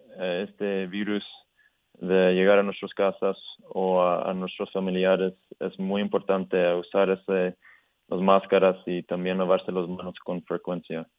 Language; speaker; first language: Spanish; early bilingual, heritage; Spanish